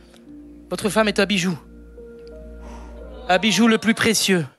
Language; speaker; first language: French; native; French